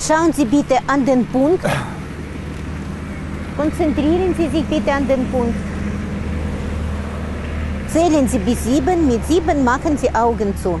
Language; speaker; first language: German; non-native, learner; Russian